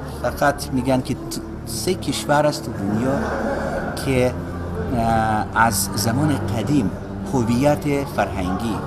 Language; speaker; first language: Persian; non-native, fluent; Russian